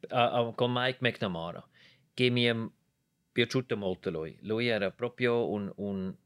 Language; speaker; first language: Italian; non-native, local second language; German